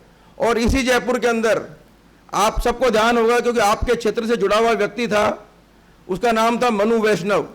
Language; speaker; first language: Hindi; native; Hindi